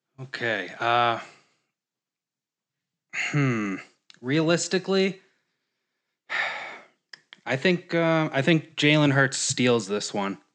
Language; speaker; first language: English; native; English